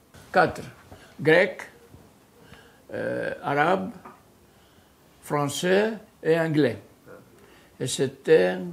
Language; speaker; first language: French; non-native, fluent; Greek